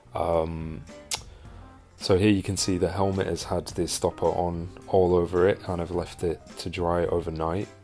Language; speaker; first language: English; native; English